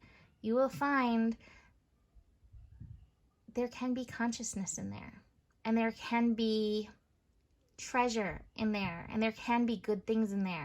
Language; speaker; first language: English; native; English